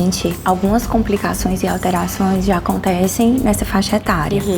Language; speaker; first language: Portuguese; native; Portuguese